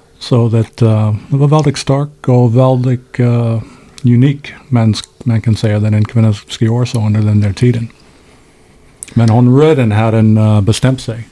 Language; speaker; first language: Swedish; non-native, learner; English